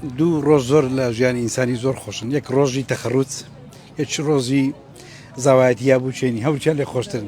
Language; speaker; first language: Central Kurdish; native; Central Kurdish